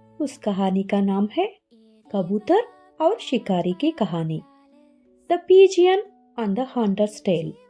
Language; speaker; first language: Hindi; non-native, learner; Telugu